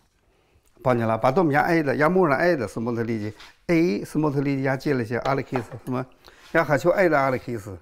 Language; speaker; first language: Russian; non-native, learner; Chinese